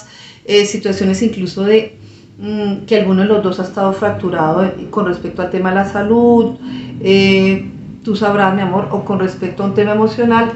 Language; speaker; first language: Spanish; native; Spanish